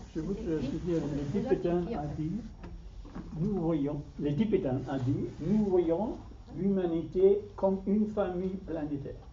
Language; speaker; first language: French; non-native, fluent; German